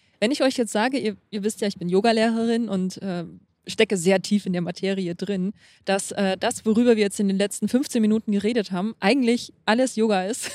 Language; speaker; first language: German; native; German